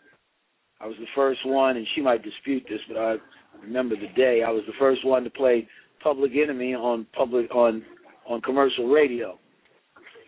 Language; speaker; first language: English; native; English